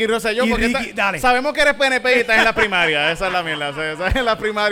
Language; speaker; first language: Spanish; native; Spanish